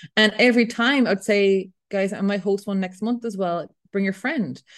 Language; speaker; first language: English; native; English